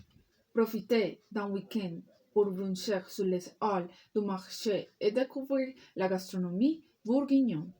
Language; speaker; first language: French; non-native, learner; Spanish